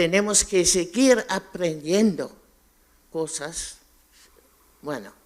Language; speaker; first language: Spanish; non-native, fluent; German